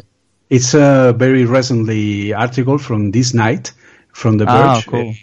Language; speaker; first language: English; non-native, learner; Spanish